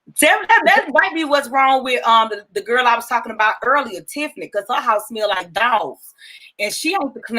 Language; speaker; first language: English; native; English